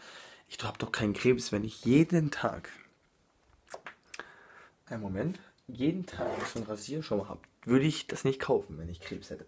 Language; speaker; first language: German; non-native, fluent; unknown